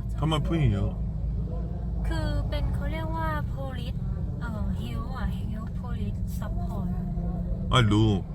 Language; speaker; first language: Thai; non-native, fluent; Korean